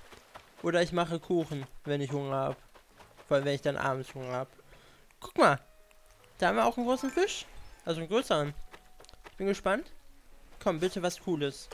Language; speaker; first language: German; native; German